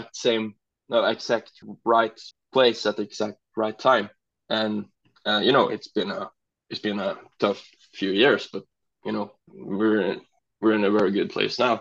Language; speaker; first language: English; non-native, fluent; Norwegian